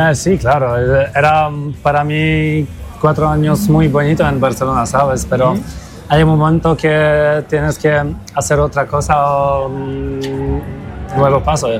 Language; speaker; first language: Spanish; non-native, learner; Polish